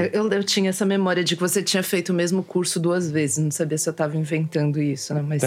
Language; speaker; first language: Portuguese; native; Portuguese